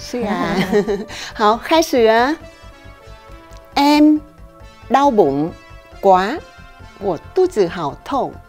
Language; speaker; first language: Chinese; non-native, local second language; Vietnamese